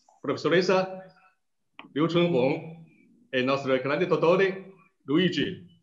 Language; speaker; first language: Italian; non-native, learner; Chinese